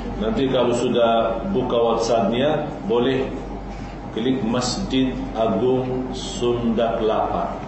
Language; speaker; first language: Malay; non-native, fluent; Arabic